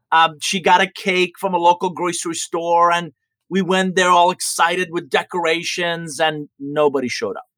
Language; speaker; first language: English; early bilingual, other home language; Persian